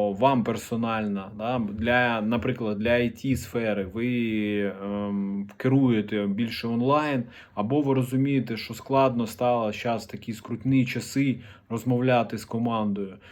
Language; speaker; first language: Ukrainian; non-native, local second language; Russian